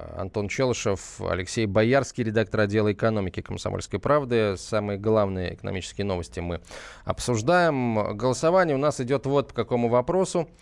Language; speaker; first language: Russian; native; Russian